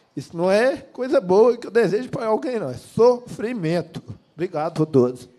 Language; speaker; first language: Portuguese; native; Portuguese